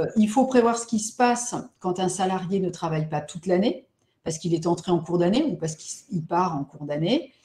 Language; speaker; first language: French; native; French